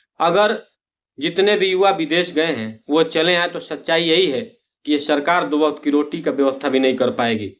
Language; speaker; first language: Hindi; native; Hindi